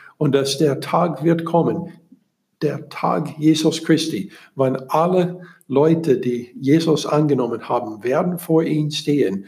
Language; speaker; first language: German; non-native, learner; English